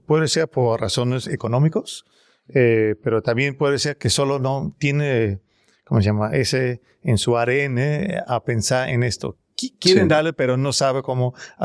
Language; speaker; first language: Spanish; non-native, learner; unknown